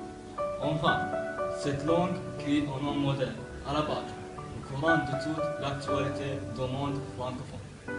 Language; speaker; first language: French; non-native, learner; Arabic